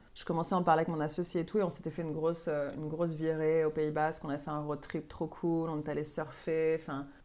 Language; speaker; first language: French; native; French